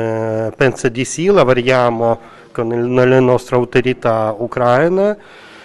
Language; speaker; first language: Italian; non-native, learner; Ukrainian